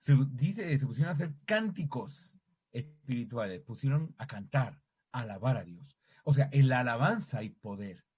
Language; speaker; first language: Spanish; native; Spanish